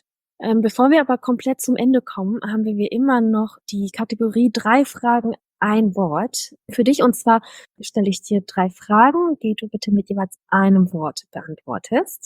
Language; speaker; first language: German; native; German